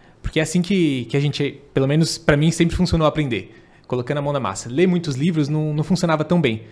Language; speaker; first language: Portuguese; native; Portuguese